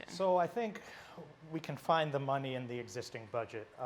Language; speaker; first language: English; native; English